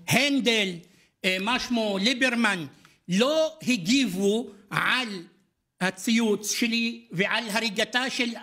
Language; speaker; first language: Hebrew; non-native, local second language; Arabic